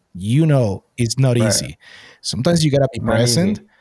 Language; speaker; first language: English; non-native, fluent; Spanish